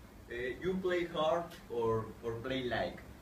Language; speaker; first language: English; non-native, learner; Spanish